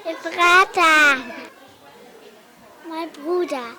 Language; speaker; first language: German; early bilingual, other home language; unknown